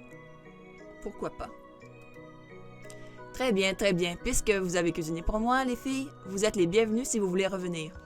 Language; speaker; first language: French; native; French